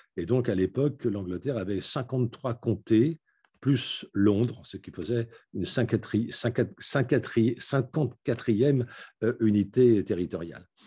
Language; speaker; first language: French; native; French